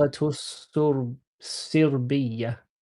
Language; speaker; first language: Arabic; non-native, fluent; English